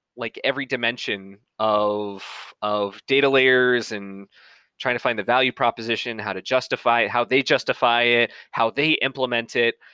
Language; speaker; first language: English; native; English